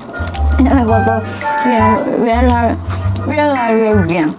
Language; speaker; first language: Chinese; non-native, learner; Korean